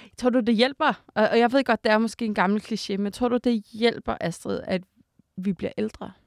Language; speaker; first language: Danish; native; Danish